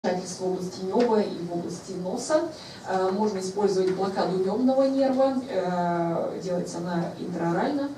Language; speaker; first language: Russian; native; Russian